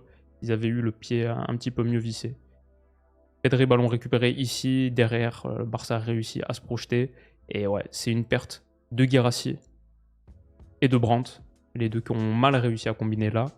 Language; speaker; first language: French; native; French